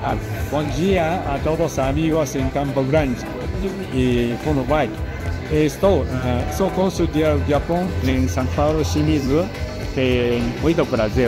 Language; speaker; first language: Portuguese; non-native, fluent; Japanese